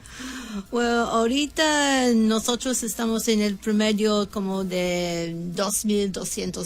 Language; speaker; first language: Spanish; non-native, learner; English